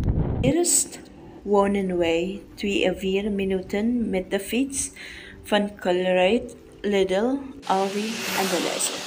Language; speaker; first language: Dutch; non-native, learner; Filipino